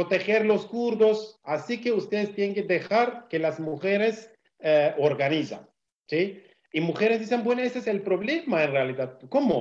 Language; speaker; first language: Spanish; non-native, learner; Kurdish